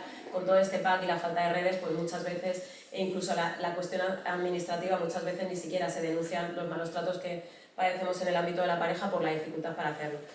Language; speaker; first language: Spanish; native; Spanish